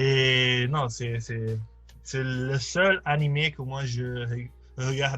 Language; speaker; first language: French; non-native, learner; Italian